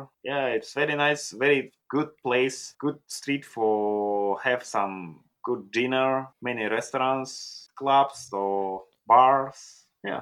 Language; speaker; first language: English; non-native, learner; Russian